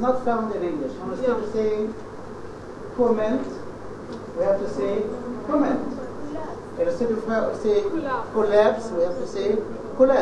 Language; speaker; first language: English; non-native, fluent; Arabic